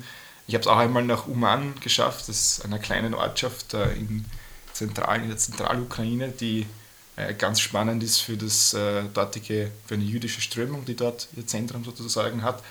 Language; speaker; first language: German; native; German